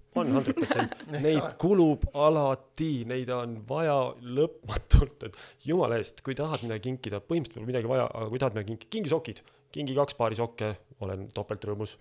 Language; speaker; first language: Estonian; native; Estonian